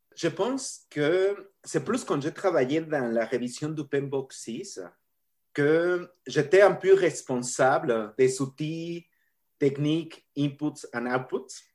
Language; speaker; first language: French; non-native, fluent; Spanish